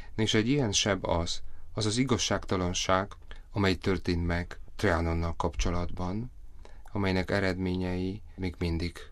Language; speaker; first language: Hungarian; non-native, fluent; Polish